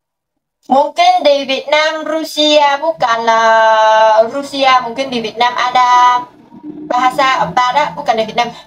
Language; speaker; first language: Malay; non-native, learner; Vietnamese